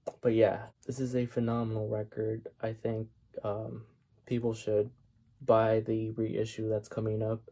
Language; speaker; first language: English; native; English